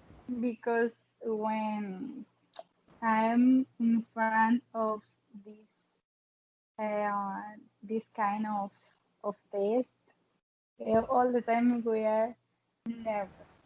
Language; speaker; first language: English; non-native, learner; Spanish